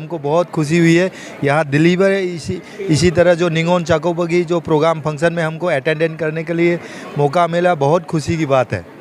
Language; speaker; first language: Hindi; non-native, local second language; Manipuri